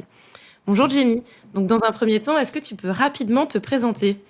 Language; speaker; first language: French; native; French